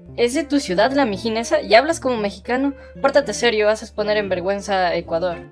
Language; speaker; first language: Spanish; native; Spanish